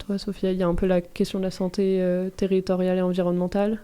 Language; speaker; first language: French; native; French